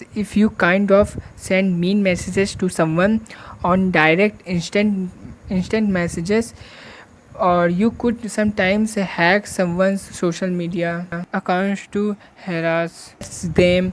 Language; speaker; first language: English; non-native, local second language; Hindi